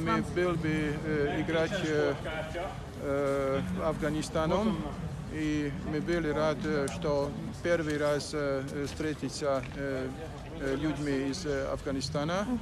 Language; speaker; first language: Russian; non-native, learner; Hungarian